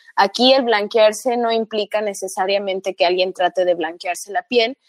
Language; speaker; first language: Spanish; early bilingual, heritage; Spanish